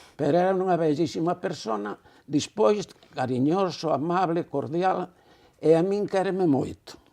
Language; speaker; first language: Galician; non-native, local second language; Spanish